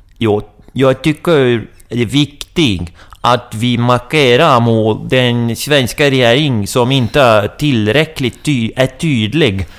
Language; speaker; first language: Swedish; non-native, fluent; Spanish